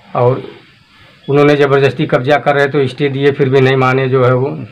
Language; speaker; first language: Hindi; native; Hindi